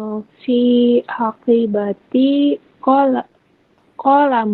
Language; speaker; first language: Arabic; non-native, learner; Indonesian